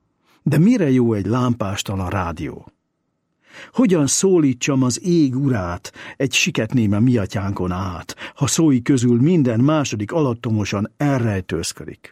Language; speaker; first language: Hungarian; native; Hungarian